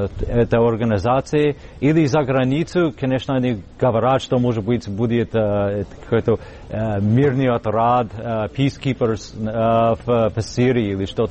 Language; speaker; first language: Russian; non-native, fluent; English